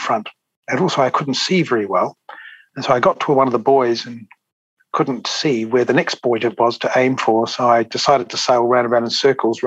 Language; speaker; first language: English; native; English